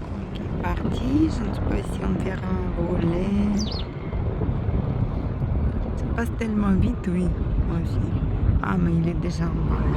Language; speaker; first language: French; non-native, fluent; Russian